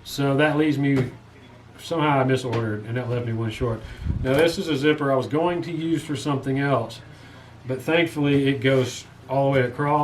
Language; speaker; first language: English; native; English